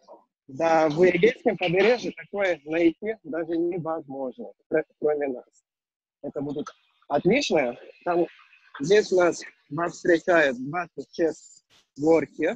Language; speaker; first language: Russian; non-native, learner; Turkish